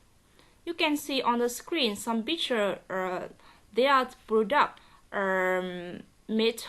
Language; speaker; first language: English; non-native, learner; Vietnamese